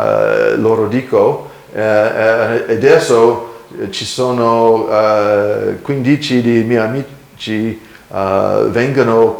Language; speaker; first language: Italian; non-native, learner; English